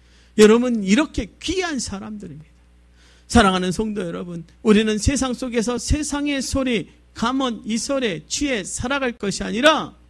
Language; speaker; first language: Korean; native; Korean